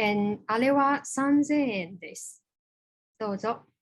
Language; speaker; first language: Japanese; non-native, fluent; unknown